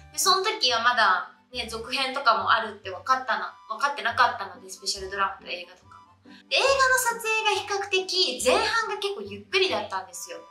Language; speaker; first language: Japanese; early bilingual, other home language; Vietnamese